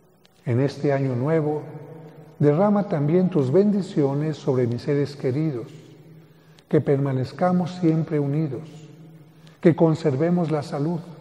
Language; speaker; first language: Spanish; native; Spanish